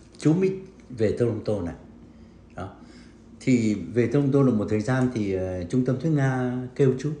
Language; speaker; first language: Vietnamese; native; Vietnamese